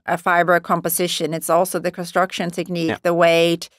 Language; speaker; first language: English; non-native, fluent; Swedish